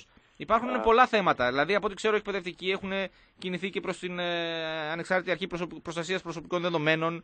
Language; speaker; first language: Greek; native; Greek